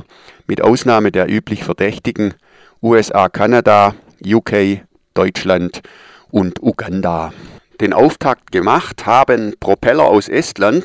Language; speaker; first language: German; native; German